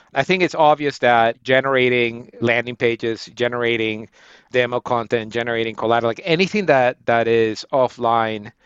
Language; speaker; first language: English; non-native, fluent; Spanish